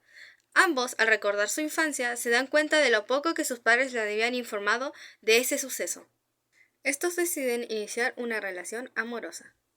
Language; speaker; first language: Spanish; native; Spanish